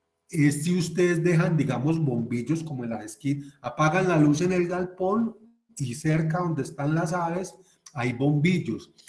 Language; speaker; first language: Spanish; native; Spanish